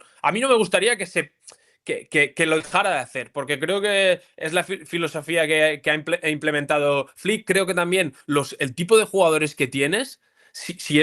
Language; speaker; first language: Spanish; native; Spanish